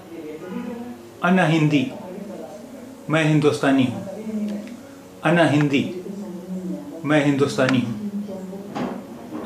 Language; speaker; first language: Urdu; native; Urdu